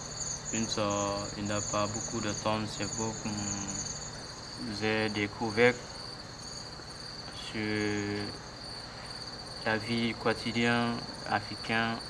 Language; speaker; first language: French; non-native, learner; Vietnamese